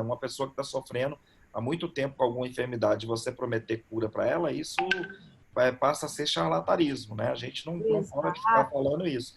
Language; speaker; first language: Portuguese; native; Portuguese